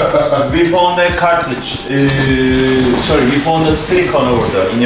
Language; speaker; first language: English; non-native, learner; Turkish